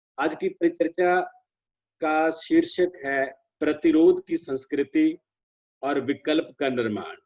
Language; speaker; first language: Hindi; non-native, local second language; Punjabi